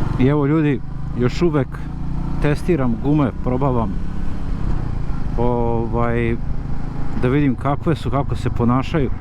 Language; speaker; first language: Serbian; native; Serbian